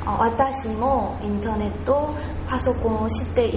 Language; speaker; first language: Japanese; non-native, learner; Korean